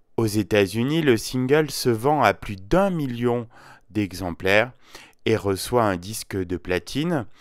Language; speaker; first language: French; native; French